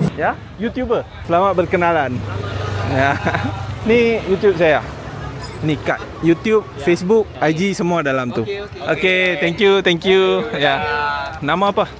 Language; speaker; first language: Malay; non-native, local second language; Tamil